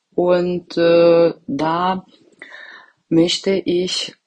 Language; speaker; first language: German; non-native, fluent; Ukrainian